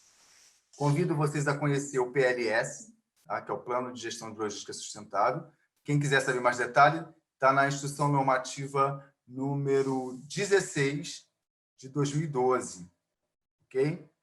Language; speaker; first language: Portuguese; native; Portuguese